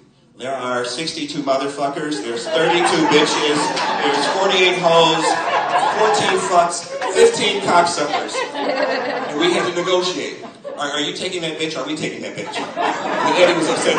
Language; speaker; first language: English; native; English